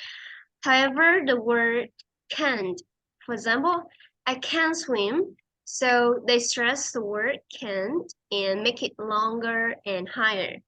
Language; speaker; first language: English; non-native, fluent; Vietnamese